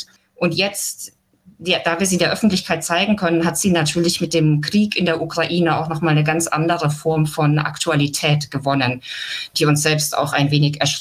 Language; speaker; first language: German; native; German